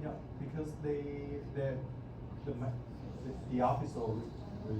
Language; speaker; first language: English; non-native, learner; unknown